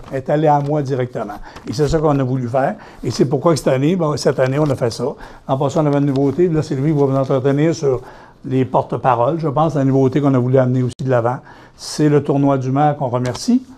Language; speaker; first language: French; native; French